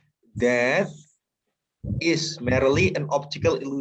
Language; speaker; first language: English; non-native, fluent; Indonesian